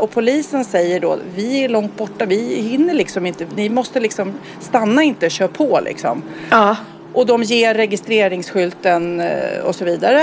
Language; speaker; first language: Swedish; native; Swedish